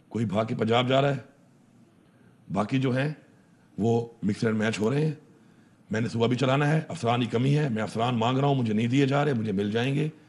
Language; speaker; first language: Urdu; non-native, local second language; Pashto